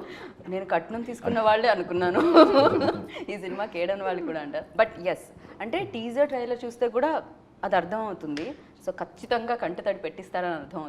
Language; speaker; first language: Telugu; native; Telugu